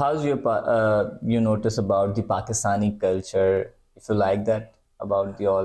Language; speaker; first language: English; non-native, local second language; Urdu